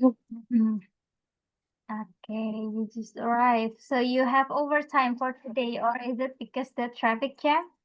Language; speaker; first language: English; non-native, fluent; Indonesian